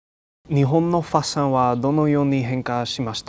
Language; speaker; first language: Japanese; non-native, learner; English